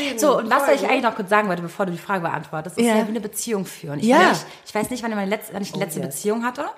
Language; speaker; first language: German; native; German